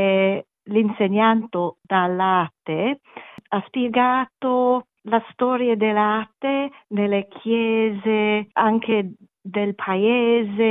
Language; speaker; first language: Italian; non-native, learner; English